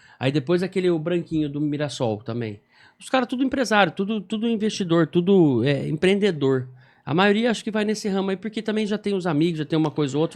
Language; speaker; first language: Portuguese; native; Portuguese